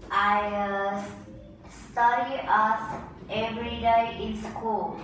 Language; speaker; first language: English; non-native, learner; Vietnamese